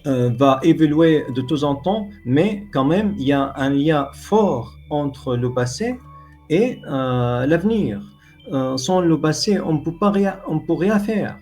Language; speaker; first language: French; non-native, fluent; Arabic